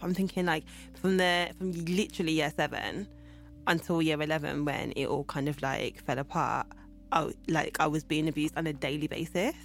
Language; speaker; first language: English; native; English